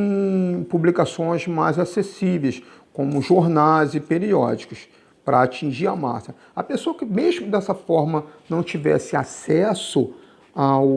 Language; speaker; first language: Portuguese; native; Portuguese